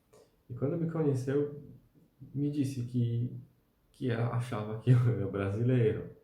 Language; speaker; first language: Portuguese; non-native, fluent; Polish